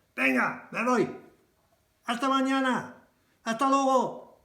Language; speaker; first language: Spanish; non-native, fluent; English